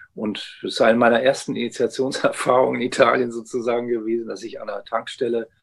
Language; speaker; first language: German; early bilingual, heritage; Greek